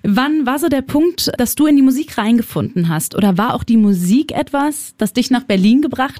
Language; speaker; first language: German; native; German